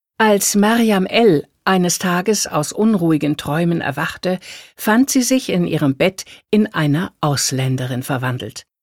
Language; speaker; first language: German; native; German